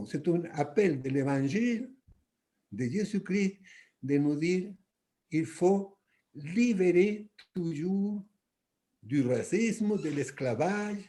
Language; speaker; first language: French; non-native, fluent; Spanish